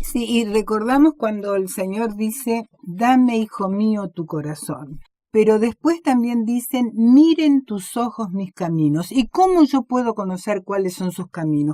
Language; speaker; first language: Spanish; native; Spanish